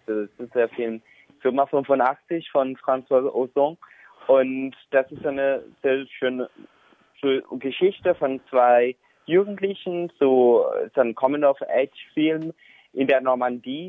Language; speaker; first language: German; non-native, fluent; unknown